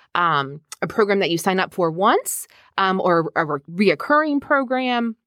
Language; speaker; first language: English; native; English